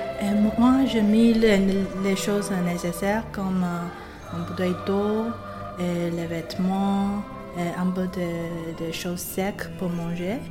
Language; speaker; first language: French; non-native, fluent; Chinese